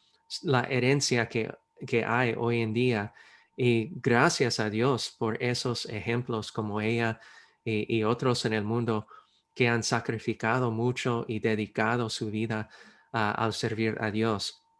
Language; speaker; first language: Spanish; non-native, fluent; English